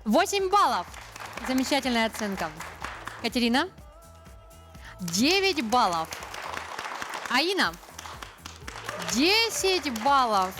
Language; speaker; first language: Russian; native; Russian